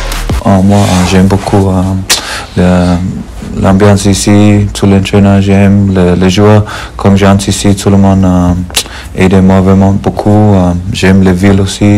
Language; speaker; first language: French; non-native, learner; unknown